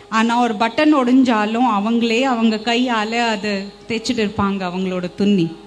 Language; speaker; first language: Tamil; non-native, fluent; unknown